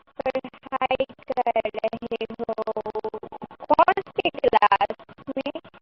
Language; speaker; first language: Urdu; native; Urdu